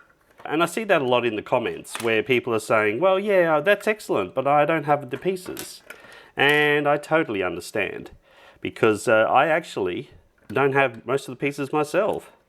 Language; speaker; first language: English; native; English